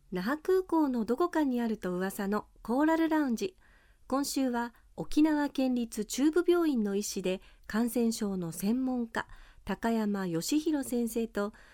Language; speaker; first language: Japanese; native; Japanese